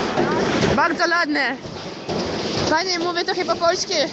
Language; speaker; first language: Polish; non-native, learner; Ukrainian